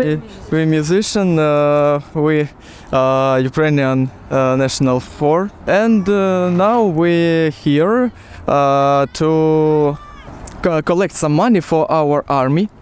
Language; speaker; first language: English; non-native, learner; Ukrainian